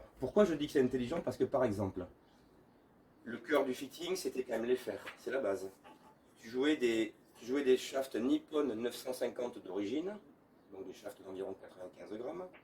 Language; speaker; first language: French; native; French